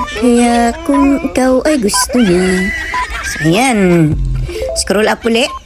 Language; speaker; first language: Filipino; non-native, local second language; Cebuano